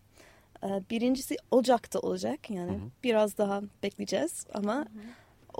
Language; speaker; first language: Turkish; non-native, fluent; English